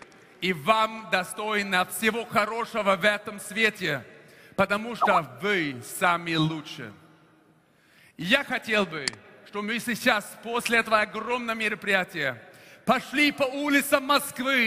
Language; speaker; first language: Russian; non-native, fluent; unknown